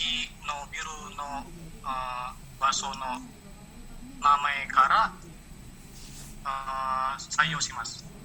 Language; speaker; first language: Japanese; non-native, learner; Indonesian